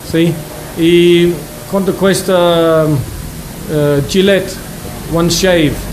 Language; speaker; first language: Spanish; non-native, learner; English